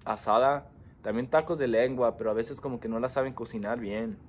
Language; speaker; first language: Spanish; early bilingual, heritage; Spanish